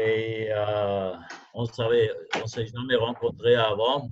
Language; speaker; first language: French; non-native, fluent; German